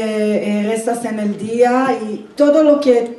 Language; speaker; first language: Spanish; non-native, fluent; Hebrew